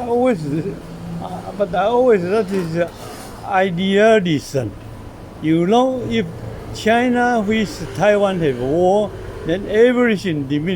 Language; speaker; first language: English; non-native, learner; Chinese